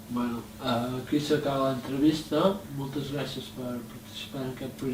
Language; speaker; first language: Catalan; native; Catalan